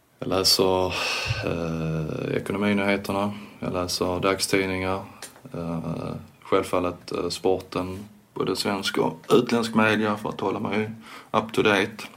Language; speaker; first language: Swedish; native; Swedish